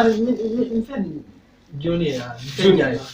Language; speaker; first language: Arabic; native; Arabic